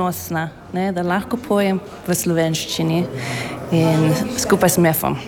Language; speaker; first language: Slovenian; non-native, fluent; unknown